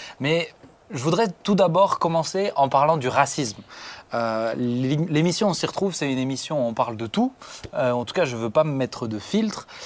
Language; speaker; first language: French; native; French